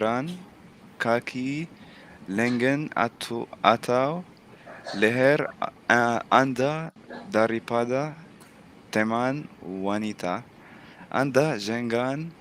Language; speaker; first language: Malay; non-native, learner; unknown